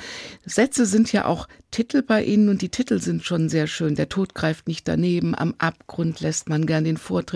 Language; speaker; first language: German; native; German